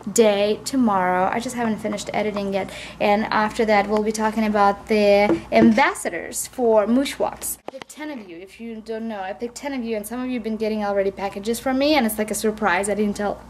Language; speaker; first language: English; non-native, fluent; Russian